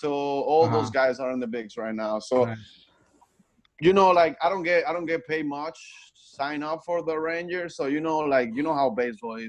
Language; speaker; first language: English; non-native, fluent; Spanish